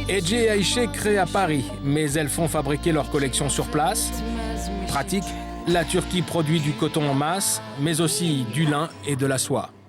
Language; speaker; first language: French; native; French